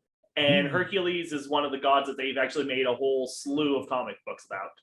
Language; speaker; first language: English; native; English